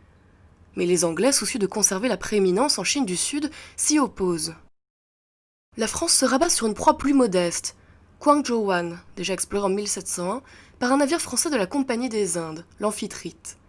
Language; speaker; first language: French; native; French